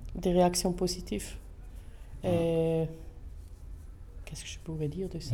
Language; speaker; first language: French; non-native, local second language; German